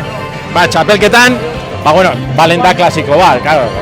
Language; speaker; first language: Basque; non-native, local second language; Spanish